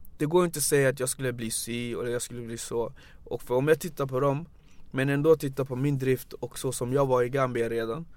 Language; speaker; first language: Swedish; early bilingual, other home language; Wolof